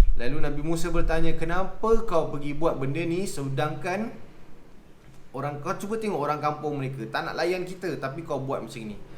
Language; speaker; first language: Malay; native; Malay